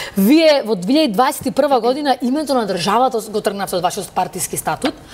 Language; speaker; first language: Macedonian; native; Macedonian